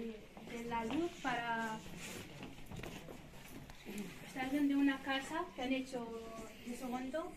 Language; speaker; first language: Spanish; non-native, learner; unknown